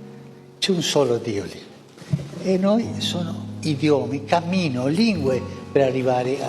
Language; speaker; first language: Italian; non-native, fluent; Spanish